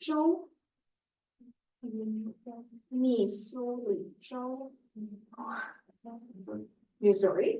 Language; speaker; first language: Chinese; non-native, fluent; English